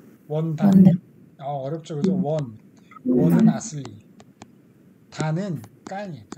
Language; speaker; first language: Korean; native; Korean